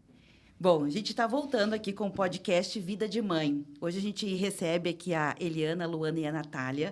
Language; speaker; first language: Portuguese; native; Portuguese